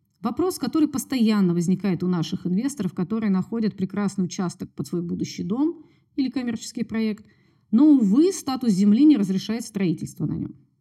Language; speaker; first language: Russian; native; Russian